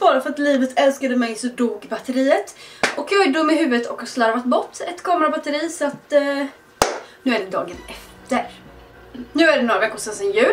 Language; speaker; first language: Swedish; native; Swedish